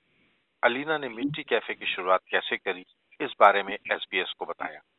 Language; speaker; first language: Hindi; native; Hindi